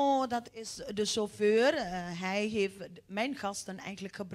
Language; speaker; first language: Dutch; non-native, fluent; Indonesian